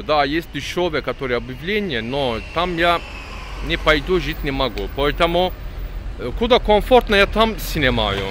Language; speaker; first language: Russian; non-native, learner; Turkish